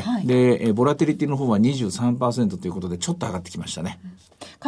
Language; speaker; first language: Japanese; native; Japanese